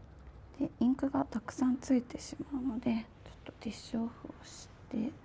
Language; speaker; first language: Japanese; native; Japanese